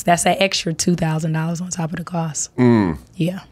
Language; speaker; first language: English; native; English